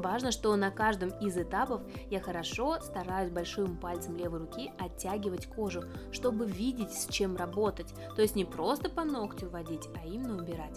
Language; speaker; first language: Russian; native; Russian